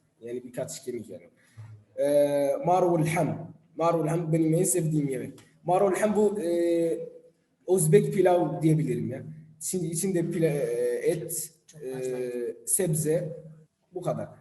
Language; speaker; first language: Turkish; non-native, learner; Arabic